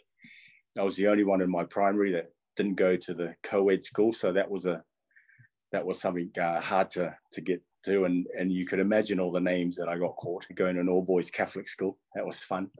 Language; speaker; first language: English; non-native, local second language; Tongan